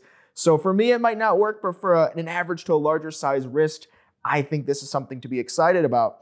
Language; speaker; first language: English; native; English